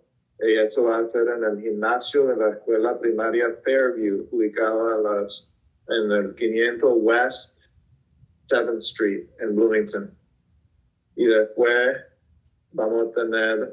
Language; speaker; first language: Spanish; early bilingual, heritage; Spanish